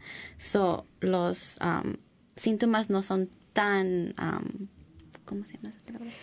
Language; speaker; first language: Spanish; early bilingual, heritage; English